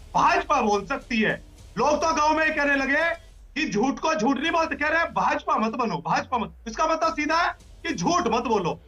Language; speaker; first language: Hindi; native; Hindi